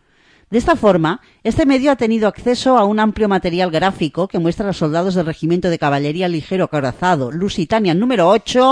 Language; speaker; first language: Spanish; native; Spanish